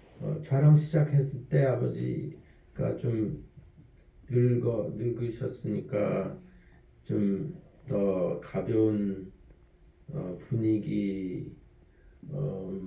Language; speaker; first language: Korean; early bilingual, heritage; French